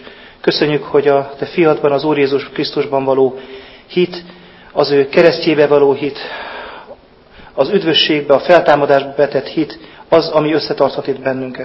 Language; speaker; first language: Hungarian; native; Hungarian